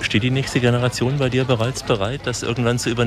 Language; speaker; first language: German; native; German